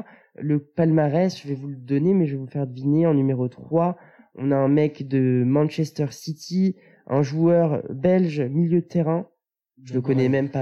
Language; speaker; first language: French; native; French